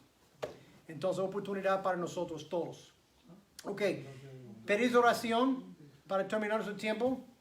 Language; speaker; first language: Spanish; non-native, fluent; English